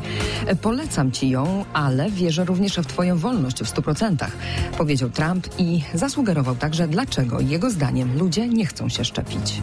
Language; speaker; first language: Polish; native; Polish